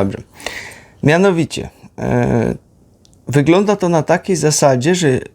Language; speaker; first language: Polish; native; Polish